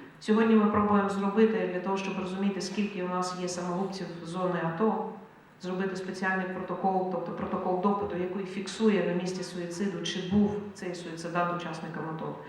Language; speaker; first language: Ukrainian; native; Ukrainian